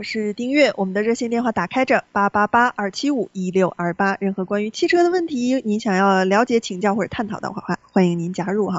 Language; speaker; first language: Chinese; native; Chinese